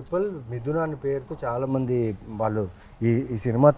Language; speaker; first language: Telugu; native; Telugu